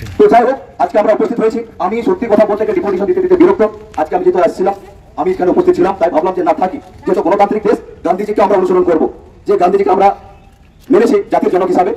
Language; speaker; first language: Bangla; non-native, local second language; Santali